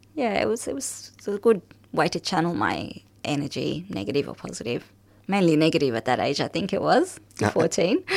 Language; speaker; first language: English; early bilingual, other home language; Arabic